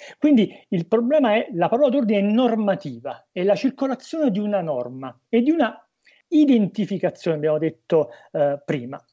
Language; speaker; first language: Italian; native; Italian